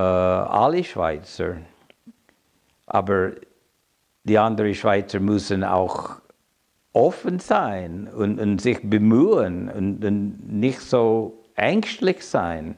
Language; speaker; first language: German; non-native, fluent; English